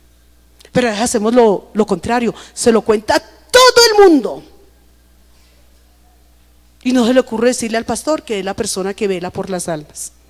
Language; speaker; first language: Spanish; native; Spanish